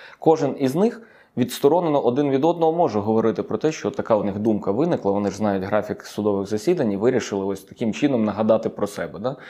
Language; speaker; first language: Ukrainian; native; Ukrainian